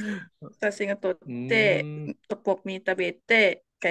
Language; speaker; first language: Japanese; non-native, learner; Indonesian